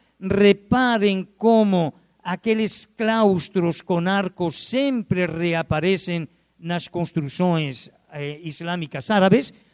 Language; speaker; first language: Portuguese; non-native, fluent; Spanish